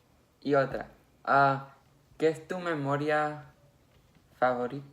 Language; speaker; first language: Spanish; early bilingual, heritage; Spanish